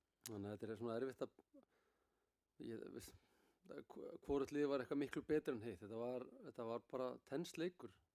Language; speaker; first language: Icelandic; native; Icelandic